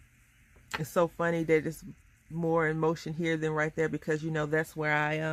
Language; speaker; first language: English; native; English